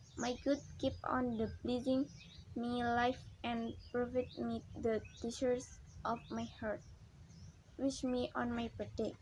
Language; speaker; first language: English; non-native, learner; Indonesian